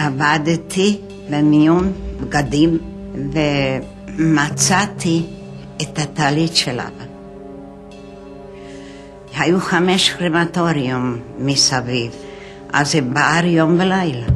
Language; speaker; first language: Hebrew; non-native, fluent; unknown